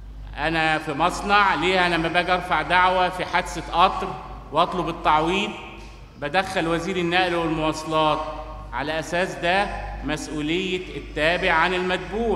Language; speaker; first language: Arabic; native; Arabic